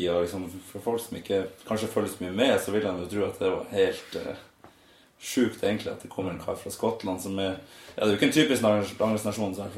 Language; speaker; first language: Norwegian; native; Norwegian